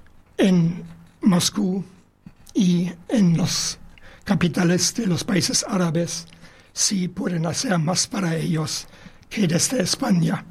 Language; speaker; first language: Spanish; non-native, fluent; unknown